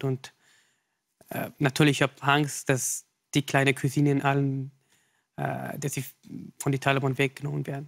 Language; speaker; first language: German; non-native, learner; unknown